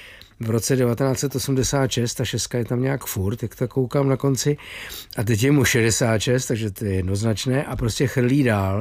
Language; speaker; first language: Czech; native; Czech